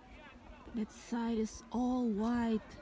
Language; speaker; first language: English; non-native, fluent; Indonesian